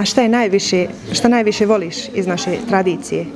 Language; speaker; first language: Bosnian; native; Bosnian